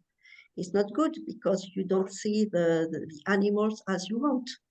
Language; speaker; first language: English; non-native, learner; French